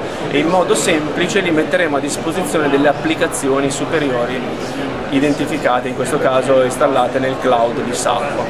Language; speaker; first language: Italian; native; Italian